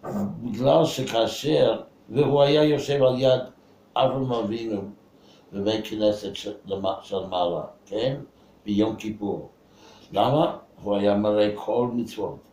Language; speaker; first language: Hebrew; non-native, fluent; English